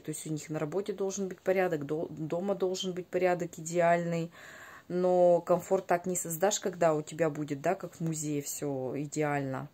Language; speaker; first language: Russian; native; Russian